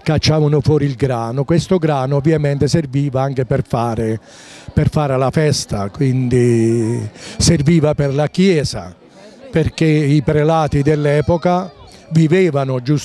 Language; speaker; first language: Italian; native; Italian